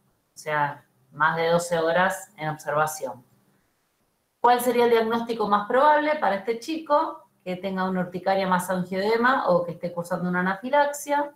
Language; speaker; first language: Spanish; native; Spanish